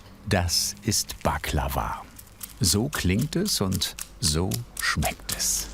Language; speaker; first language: German; native; German